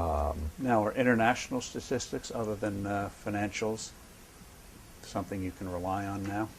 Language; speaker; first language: English; native; English